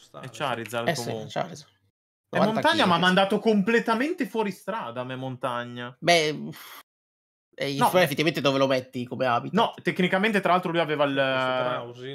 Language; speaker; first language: Italian; native; Italian